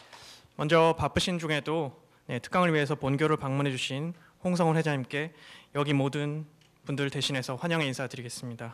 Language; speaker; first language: Korean; native; Korean